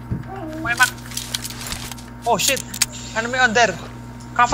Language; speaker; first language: English; non-native, learner; Indonesian